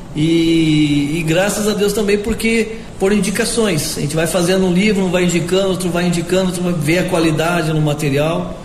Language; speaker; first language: Portuguese; native; Portuguese